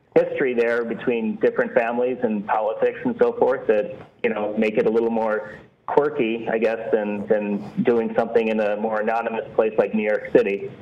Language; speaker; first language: English; native; English